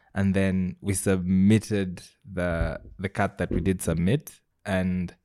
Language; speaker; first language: English; non-native, local second language; Gusii